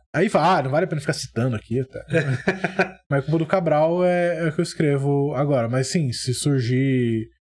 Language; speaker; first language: Portuguese; native; Portuguese